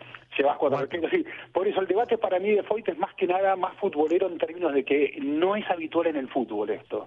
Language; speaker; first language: Spanish; native; Spanish